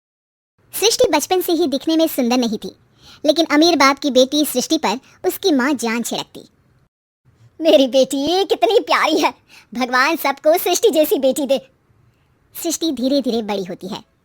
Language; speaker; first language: Hindi; native; Hindi